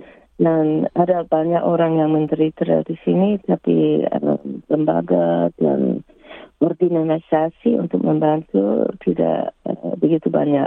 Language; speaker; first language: Indonesian; early bilingual, heritage; English